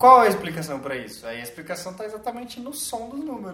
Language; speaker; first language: Portuguese; native; Portuguese